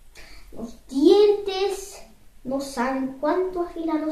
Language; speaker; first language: Spanish; early bilingual, heritage; Spanish